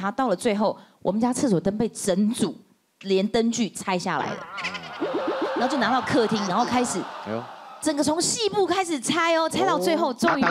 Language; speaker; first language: Chinese; native; Chinese